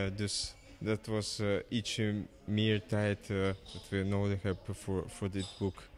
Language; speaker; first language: Dutch; non-native, learner; Russian